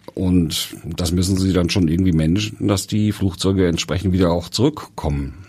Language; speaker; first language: German; native; German